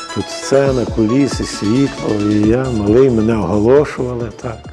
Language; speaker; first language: Ukrainian; native; Ukrainian